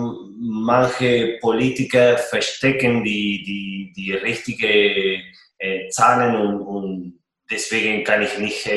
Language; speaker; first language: German; non-native, fluent; Spanish